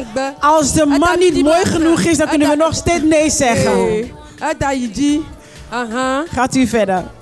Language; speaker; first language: Dutch; non-native, fluent; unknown